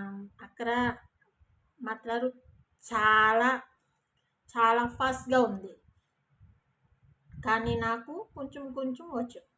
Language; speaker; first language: Telugu; non-native, learner; Indonesian